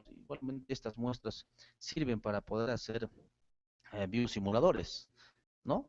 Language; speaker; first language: Spanish; native; Spanish